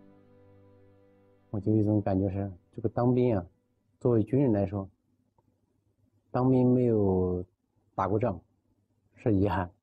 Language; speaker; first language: Chinese; native; Chinese